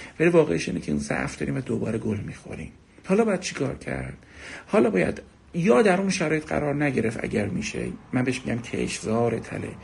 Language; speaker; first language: Persian; native; Persian